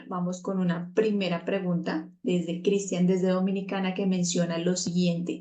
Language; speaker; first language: Spanish; native; Spanish